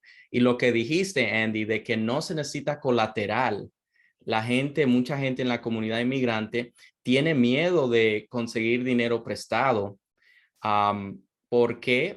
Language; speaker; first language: Spanish; non-native, fluent; English